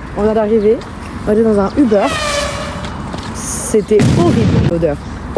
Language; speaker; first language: French; native; French